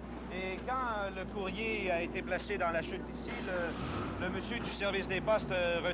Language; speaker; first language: French; native; French